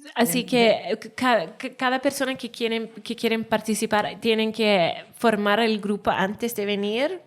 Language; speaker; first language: Spanish; non-native, learner; Welsh